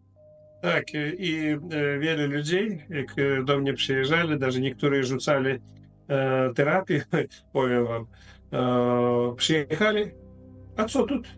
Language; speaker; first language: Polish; non-native, fluent; Russian